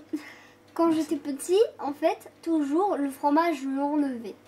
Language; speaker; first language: French; non-native, local second language; Arabic